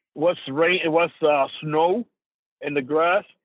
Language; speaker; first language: English; non-native, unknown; Spanish